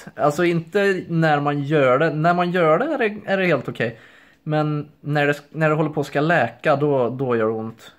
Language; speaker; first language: Swedish; native; Swedish